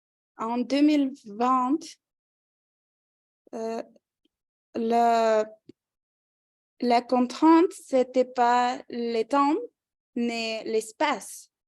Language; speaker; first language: French; non-native, fluent; Spanish